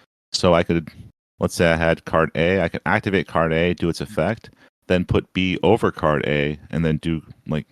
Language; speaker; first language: English; native; English